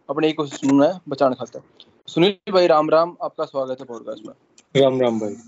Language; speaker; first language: Hindi; native; Hindi